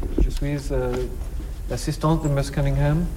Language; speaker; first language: French; non-native, learner; English